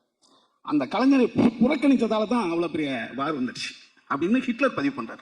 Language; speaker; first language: Tamil; native; Tamil